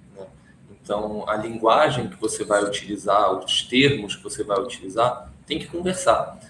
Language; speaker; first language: Portuguese; early bilingual, other home language; Hebrew